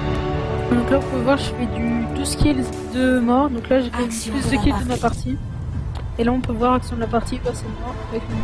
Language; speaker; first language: French; native; French